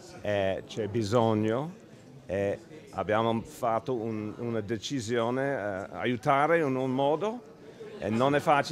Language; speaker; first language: Italian; non-native, learner; English